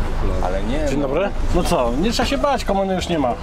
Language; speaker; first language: Polish; native; Polish